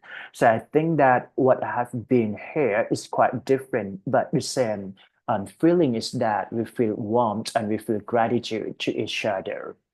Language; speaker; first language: English; non-native, fluent; Thai